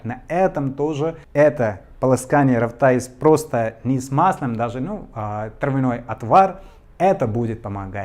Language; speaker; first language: Russian; non-native, learner; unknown